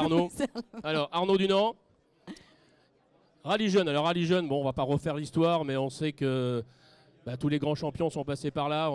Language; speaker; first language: French; native; French